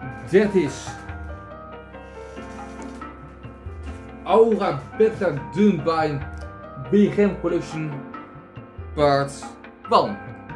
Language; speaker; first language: English; non-native, learner; Dutch